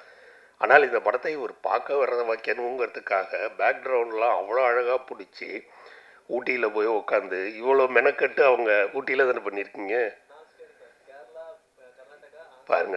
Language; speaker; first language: Tamil; native; Tamil